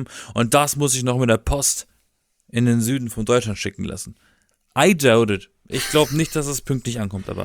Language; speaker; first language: German; native; German